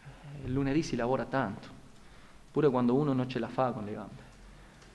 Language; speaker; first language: Italian; non-native, fluent; Spanish